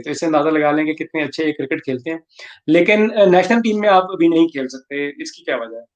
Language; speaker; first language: Urdu; native; Urdu